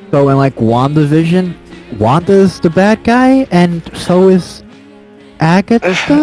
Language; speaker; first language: English; native; English